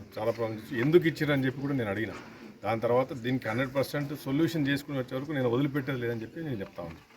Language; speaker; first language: Telugu; native; Telugu